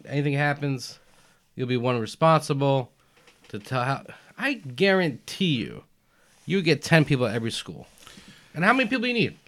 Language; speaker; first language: English; early bilingual, other home language; Albanian